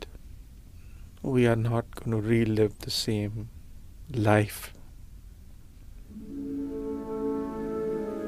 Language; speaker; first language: English; non-native, local second language; Punjabi